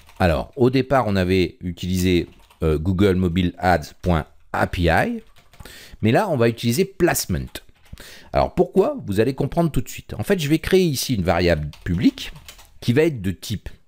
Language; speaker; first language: French; native; French